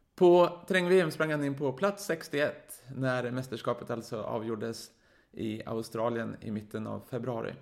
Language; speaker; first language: Swedish; native; Swedish